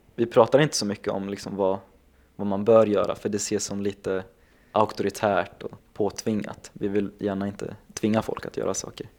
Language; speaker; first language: Swedish; non-native, local second language; Finnish